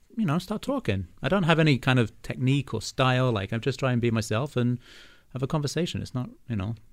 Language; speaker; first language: English; native; English